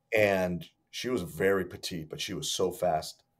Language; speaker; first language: English; native; English